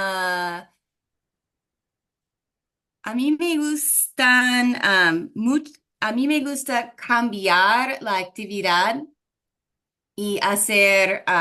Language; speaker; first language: Spanish; non-native, fluent; English